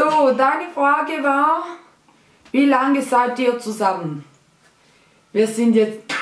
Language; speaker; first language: German; early bilingual, other home language; Albanian